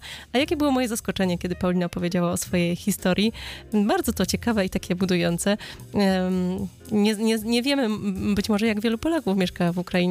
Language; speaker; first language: Polish; native; Polish